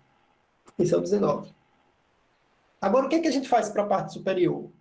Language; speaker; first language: Portuguese; native; Portuguese